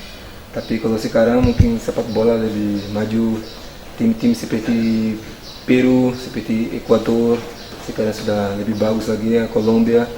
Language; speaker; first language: Indonesian; non-native, fluent; Portuguese